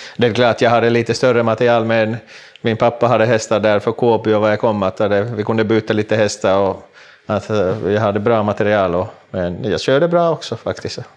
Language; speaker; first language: Swedish; non-native, local second language; Finnish